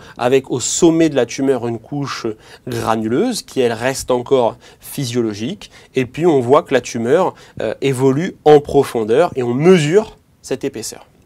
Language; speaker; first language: French; native; French